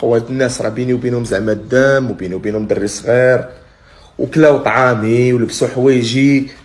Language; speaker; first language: Arabic; native; Arabic